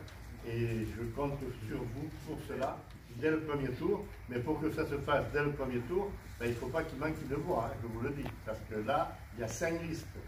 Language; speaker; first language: French; native; French